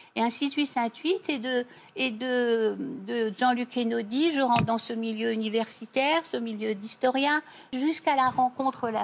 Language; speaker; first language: French; native; French